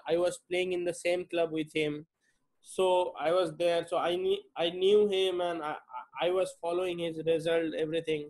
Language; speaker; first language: English; non-native, local second language; Bangla